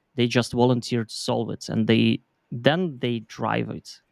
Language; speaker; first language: English; non-native, fluent; Belarusian